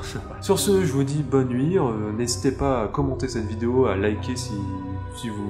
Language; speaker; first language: French; native; French